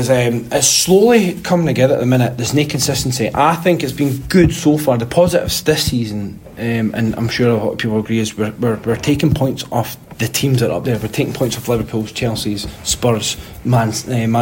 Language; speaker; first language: English; native; English